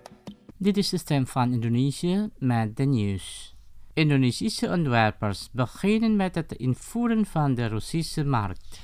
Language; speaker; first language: Dutch; non-native, fluent; Indonesian